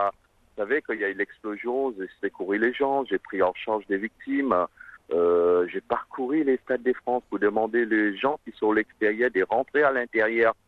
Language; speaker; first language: French; non-native, local second language; Morisyen